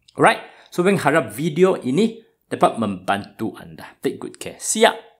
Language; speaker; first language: Malay; non-native, local second language; Chinese